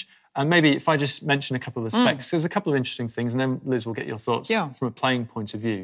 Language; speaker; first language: English; native; English